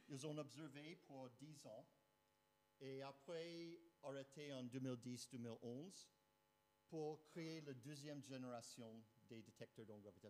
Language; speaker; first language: French; non-native, fluent; English